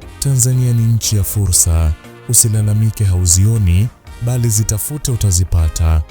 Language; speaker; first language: Swahili; native; Swahili